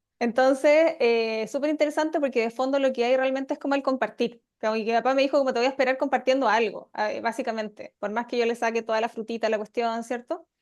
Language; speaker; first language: Spanish; native; Spanish